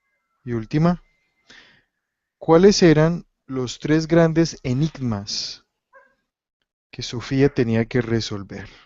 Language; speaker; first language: Spanish; native; Spanish